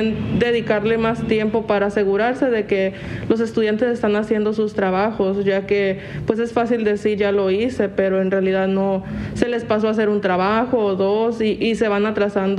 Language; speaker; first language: Spanish; native; Spanish